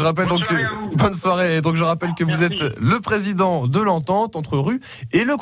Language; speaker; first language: French; native; French